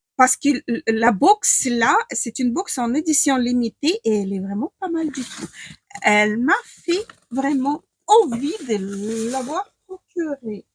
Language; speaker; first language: French; non-native, fluent; Ukrainian